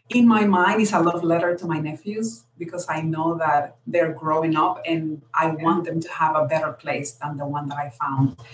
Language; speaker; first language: English; non-native, fluent; Spanish